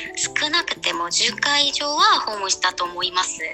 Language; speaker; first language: Japanese; non-native, fluent; Korean